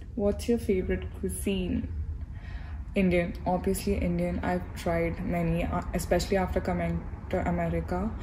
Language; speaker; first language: English; non-native, local second language; Telugu